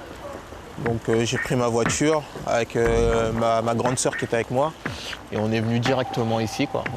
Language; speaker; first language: French; early bilingual, other home language; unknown